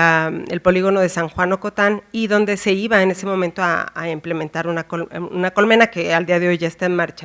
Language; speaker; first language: Spanish; native; Spanish